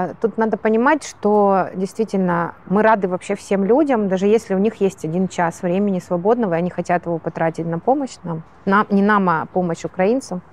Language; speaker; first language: Russian; native; Russian